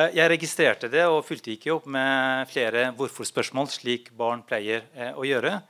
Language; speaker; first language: Norwegian; non-native, fluent; Albanian